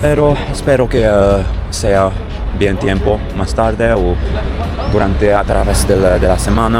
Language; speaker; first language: Spanish; non-native, learner; English